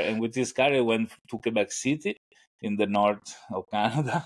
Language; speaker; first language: English; non-native, fluent; Italian